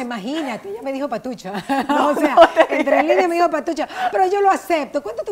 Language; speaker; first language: Spanish; native; Spanish